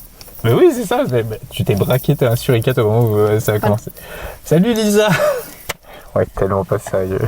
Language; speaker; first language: French; native; French